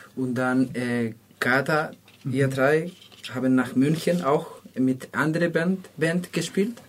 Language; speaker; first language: German; non-native, learner; Spanish